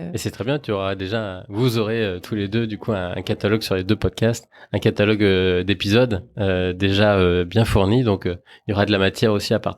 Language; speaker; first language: French; native; French